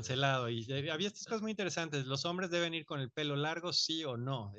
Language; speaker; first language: Spanish; native; Spanish